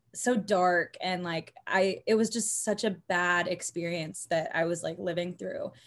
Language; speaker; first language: English; native; English